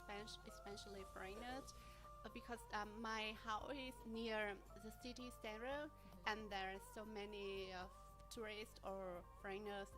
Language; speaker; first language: English; non-native, learner; Vietnamese